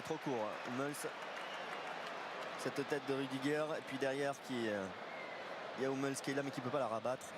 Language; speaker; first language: French; native; French